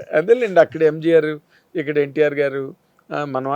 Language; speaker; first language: Telugu; native; Telugu